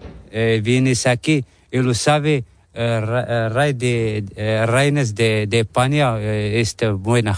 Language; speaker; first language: Spanish; non-native, learner; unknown